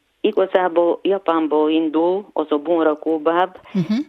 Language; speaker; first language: Hungarian; non-native, fluent; Bulgarian